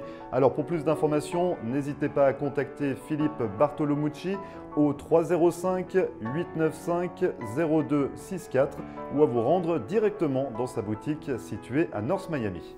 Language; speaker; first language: French; native; French